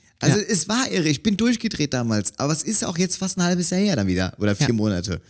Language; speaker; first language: German; native; German